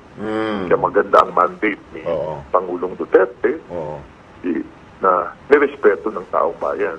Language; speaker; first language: Filipino; native; Filipino